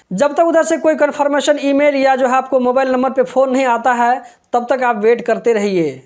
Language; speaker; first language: Hindi; native; Hindi